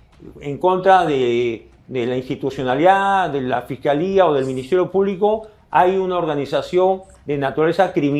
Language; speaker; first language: Spanish; native; Spanish